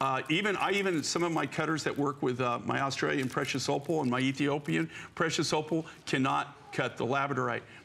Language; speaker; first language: English; native; English